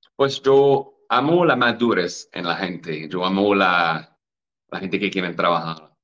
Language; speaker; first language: Spanish; non-native, fluent; English